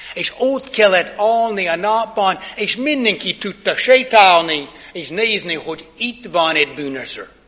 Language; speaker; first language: Hungarian; non-native, fluent; English